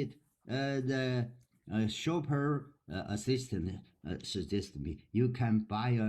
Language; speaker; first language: English; non-native, learner; Chinese